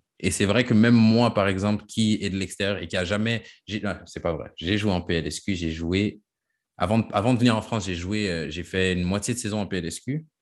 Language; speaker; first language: French; native; French